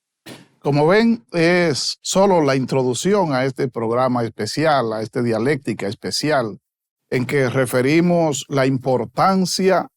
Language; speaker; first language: Spanish; native; Spanish